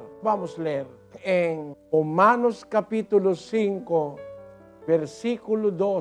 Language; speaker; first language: Portuguese; non-native, learner; Filipino